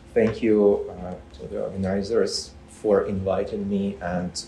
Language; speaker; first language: English; non-native, fluent; Ukrainian